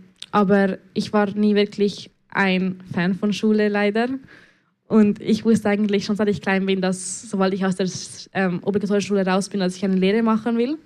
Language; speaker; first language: German; early bilingual, other home language; Spanish